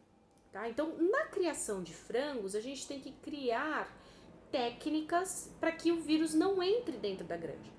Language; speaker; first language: Portuguese; native; Portuguese